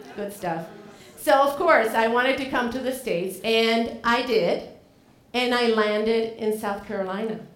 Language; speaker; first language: English; non-native, fluent; Spanish